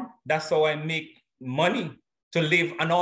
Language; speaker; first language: English; non-native, local second language; Jamaican Creole English